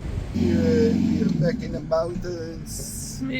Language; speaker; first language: English; non-native, learner; Dutch